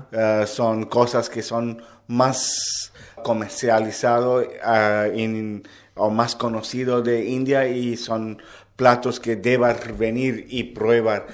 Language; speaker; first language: Spanish; non-native, learner; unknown